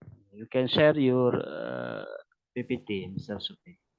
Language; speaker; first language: English; non-native, learner; Indonesian